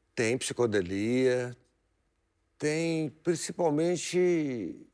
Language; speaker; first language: Portuguese; native; Portuguese